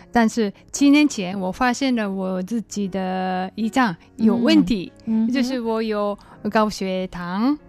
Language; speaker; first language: Chinese; non-native, learner; Japanese